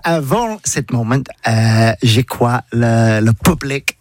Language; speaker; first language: French; non-native, learner; English